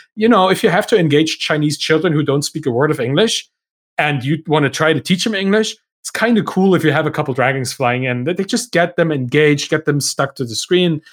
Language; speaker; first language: English; non-native, fluent; German